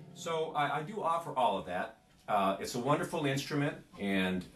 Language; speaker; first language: English; native; English